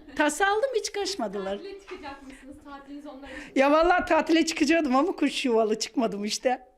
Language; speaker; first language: Turkish; native; Turkish